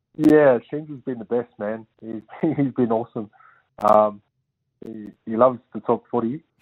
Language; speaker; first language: English; native; English